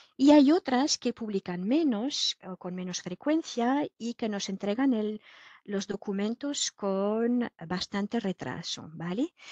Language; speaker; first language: Spanish; non-native, fluent; French